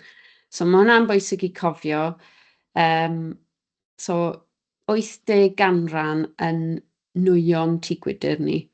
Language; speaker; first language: Welsh; native; Welsh